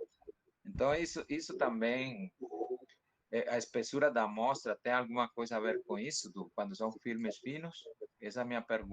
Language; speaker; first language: Portuguese; non-native, fluent; Spanish